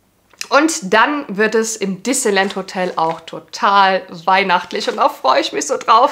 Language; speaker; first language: German; native; German